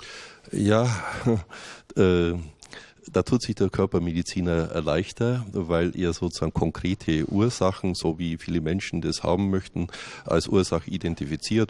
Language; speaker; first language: German; native; German